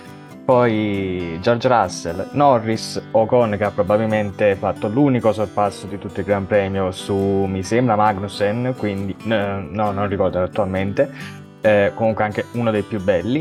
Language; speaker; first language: Italian; native; Italian